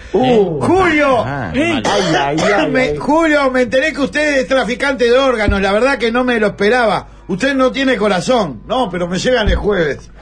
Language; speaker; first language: Spanish; native; Spanish